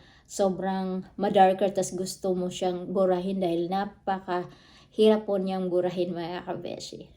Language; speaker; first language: Filipino; non-native, local second language; Cebuano